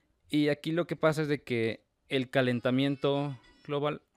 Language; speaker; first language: Spanish; native; Spanish